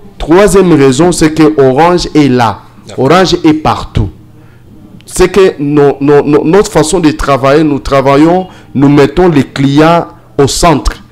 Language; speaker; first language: French; non-native, local second language; Swahili